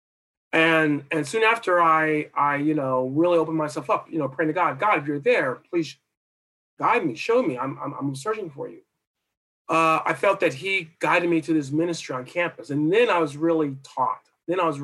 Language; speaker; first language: English; native; English